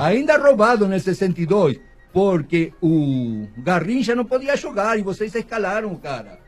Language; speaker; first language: Portuguese; non-native, fluent; Spanish